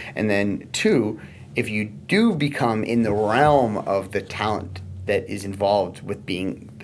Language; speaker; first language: English; native; English